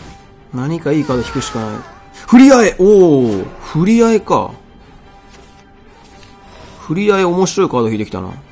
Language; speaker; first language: Japanese; native; Japanese